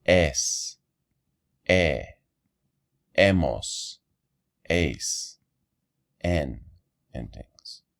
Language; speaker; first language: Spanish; non-native, fluent; English